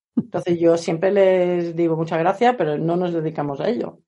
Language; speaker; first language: Spanish; non-native, fluent; Swedish